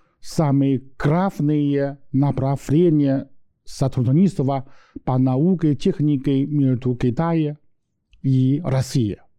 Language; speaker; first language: Russian; non-native, learner; Chinese